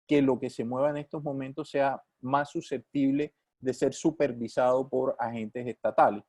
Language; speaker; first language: Spanish; native; Spanish